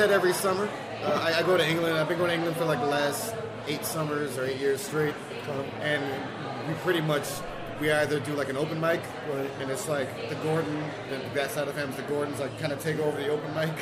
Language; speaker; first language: English; native; English